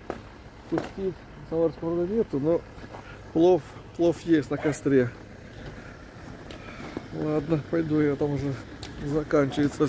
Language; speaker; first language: Russian; native; Russian